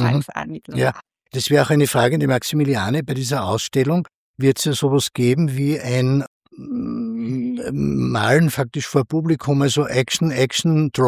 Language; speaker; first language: German; native; German